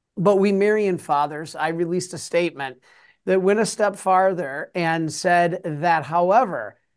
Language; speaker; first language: English; native; English